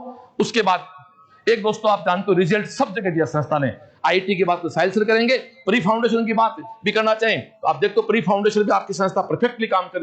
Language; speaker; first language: Hindi; native; Hindi